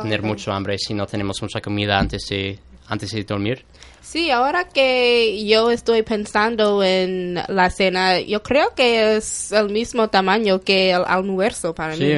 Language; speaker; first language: Spanish; non-native, fluent; English